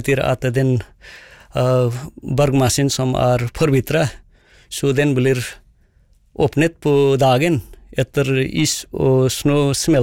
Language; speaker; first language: Norwegian; non-native, fluent; Nepali